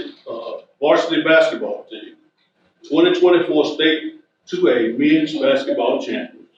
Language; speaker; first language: English; native; English